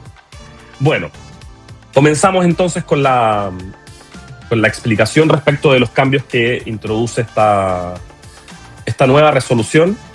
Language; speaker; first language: Spanish; native; Spanish